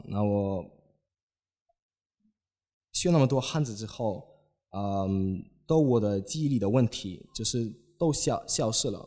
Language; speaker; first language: Chinese; non-native, fluent; Polish